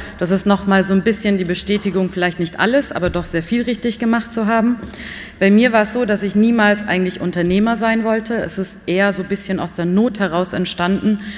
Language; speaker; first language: German; early bilingual, other home language; Persian